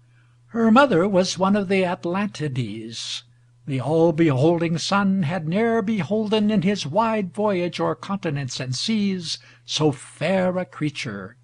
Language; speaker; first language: English; native; English